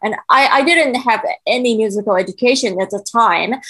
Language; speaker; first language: English; non-native, learner; Japanese